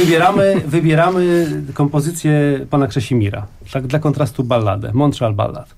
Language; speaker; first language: Polish; native; Polish